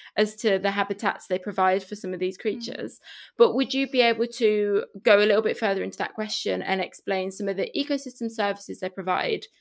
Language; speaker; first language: English; early bilingual, other home language; Spanish